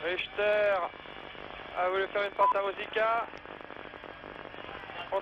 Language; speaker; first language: French; native; French